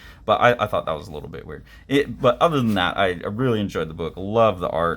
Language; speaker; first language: English; native; English